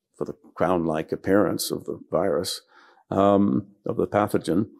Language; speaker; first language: English; native; English